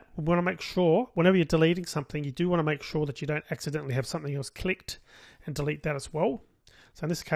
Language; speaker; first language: English; native; English